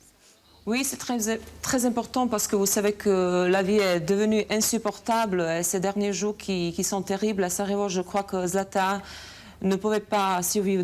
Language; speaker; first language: French; non-native, fluent; Bosnian